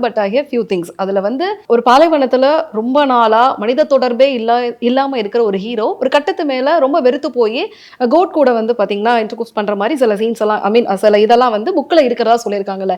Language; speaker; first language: Tamil; native; Tamil